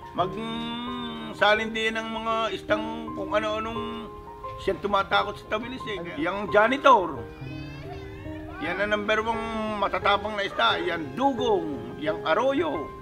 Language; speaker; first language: Filipino; native; Filipino